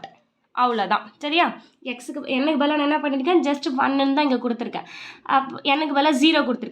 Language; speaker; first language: Tamil; native; Tamil